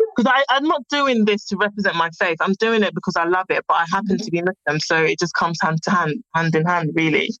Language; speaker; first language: English; native; English